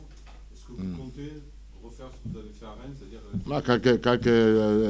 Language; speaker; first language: French; native; French